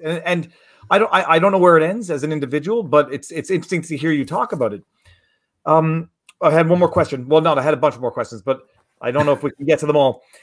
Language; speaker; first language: English; native; English